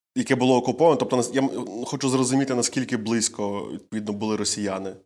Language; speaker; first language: Ukrainian; native; Ukrainian